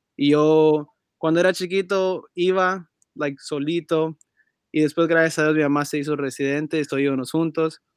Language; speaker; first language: Spanish; early bilingual, heritage; Spanish